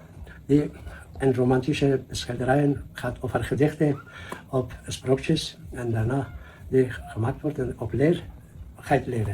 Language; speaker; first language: Dutch; non-native, learner; Persian